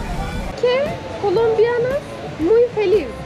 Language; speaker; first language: Spanish; non-native, learner; Turkish